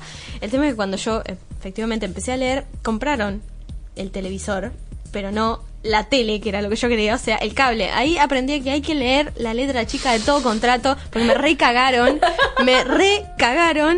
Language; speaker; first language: Spanish; native; Spanish